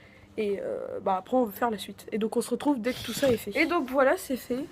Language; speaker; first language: French; native; French